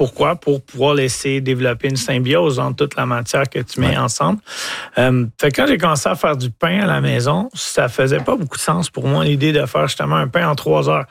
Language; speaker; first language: French; native; French